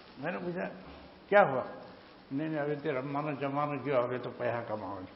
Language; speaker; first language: Urdu; non-native, local second language; Gujarati